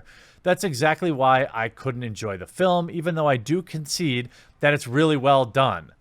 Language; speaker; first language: English; native; English